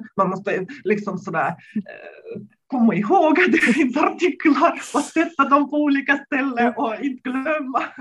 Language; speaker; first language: Swedish; non-native, fluent; Russian